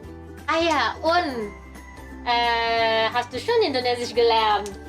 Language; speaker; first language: German; non-native, learner; Indonesian